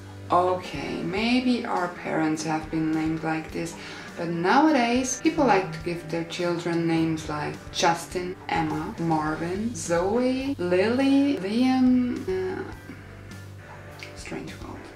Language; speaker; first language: English; non-native, fluent; Swiss German